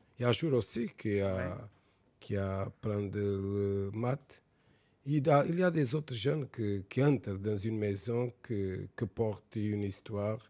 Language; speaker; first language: French; non-native, fluent; Portuguese